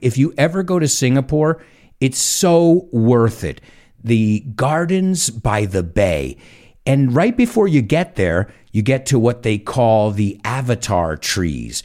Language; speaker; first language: English; early bilingual, other home language; Spanish